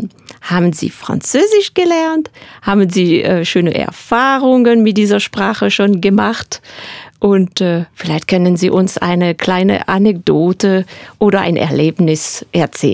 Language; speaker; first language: German; non-native, fluent; French